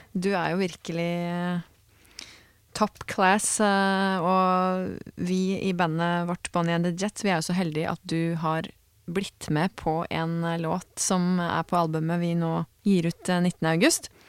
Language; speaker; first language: Norwegian; native; Norwegian